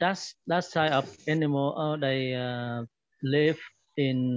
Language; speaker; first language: English; non-native, learner; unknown